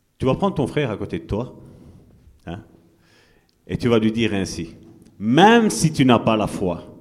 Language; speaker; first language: French; non-native, fluent; Italian